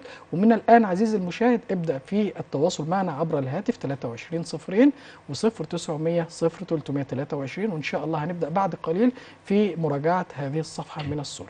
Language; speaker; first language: Arabic; native; Arabic